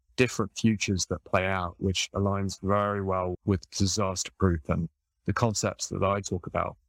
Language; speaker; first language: English; native; English